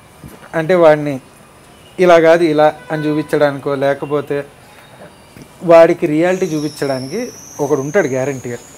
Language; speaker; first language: Telugu; native; Telugu